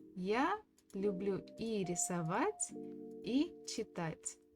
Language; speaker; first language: Russian; non-native, fluent; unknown